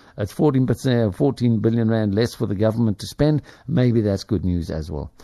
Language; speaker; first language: English; native; English